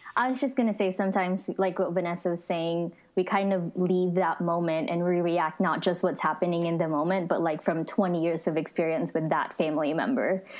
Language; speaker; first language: English; non-native, local second language; Filipino